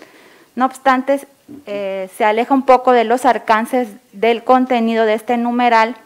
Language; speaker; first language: Spanish; native; Spanish